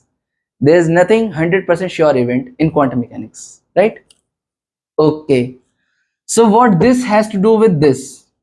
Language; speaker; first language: English; non-native, local second language; Hindi